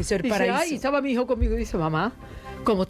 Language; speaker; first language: Spanish; native; Spanish